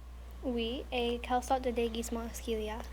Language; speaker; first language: French; non-native, local second language; English